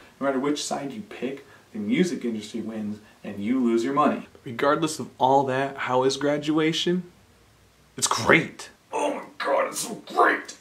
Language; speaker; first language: English; native; English